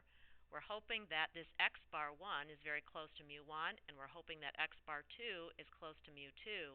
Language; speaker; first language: English; native; English